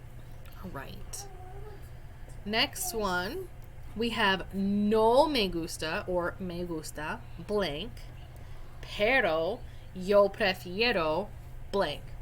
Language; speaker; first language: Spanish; non-native, fluent; English